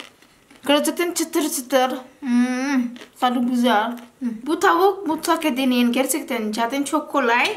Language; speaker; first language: Turkish; non-native, learner; Indonesian